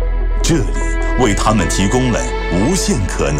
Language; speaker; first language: Chinese; native; Chinese